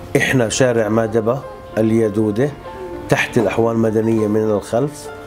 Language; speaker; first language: Arabic; native; Arabic